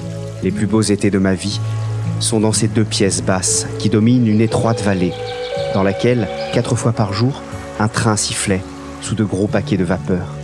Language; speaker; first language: French; native; French